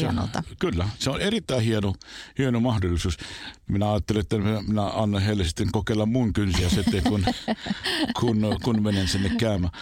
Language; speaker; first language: Finnish; non-native, fluent; Arabic